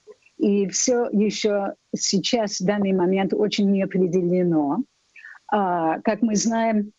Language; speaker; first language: Russian; non-native, fluent; English